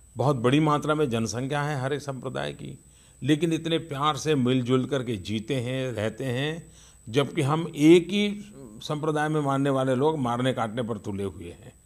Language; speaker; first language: Hindi; non-native, local second language; Gujarati